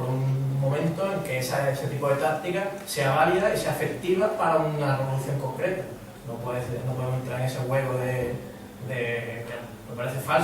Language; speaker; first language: Spanish; native; Spanish